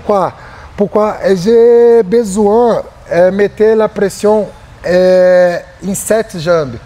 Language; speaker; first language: French; non-native, learner; Portuguese